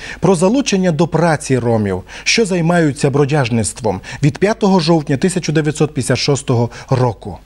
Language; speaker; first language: Ukrainian; non-native, local second language; Romany